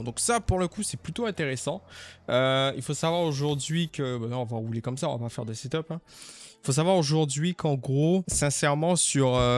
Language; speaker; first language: French; native; French